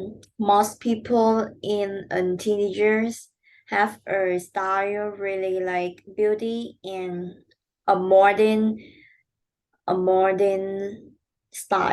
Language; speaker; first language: English; non-native, learner; Vietnamese